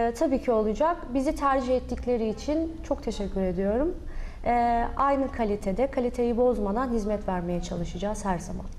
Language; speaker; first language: Turkish; native; Turkish